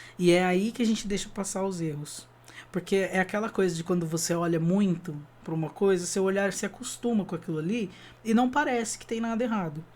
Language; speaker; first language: Portuguese; native; Portuguese